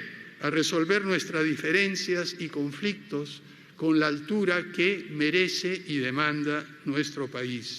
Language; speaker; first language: Spanish; native; Spanish